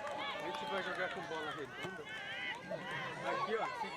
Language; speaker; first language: Portuguese; native; Portuguese